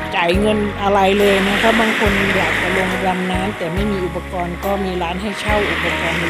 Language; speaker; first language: Thai; non-native, local second language; Northeastern Thai